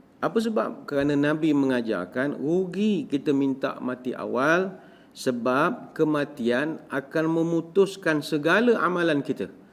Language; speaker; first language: Malay; native; Malay